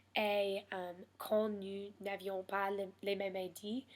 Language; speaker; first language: French; non-native, learner; English